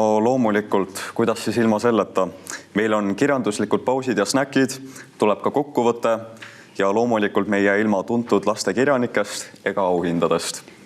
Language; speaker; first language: Estonian; native; Estonian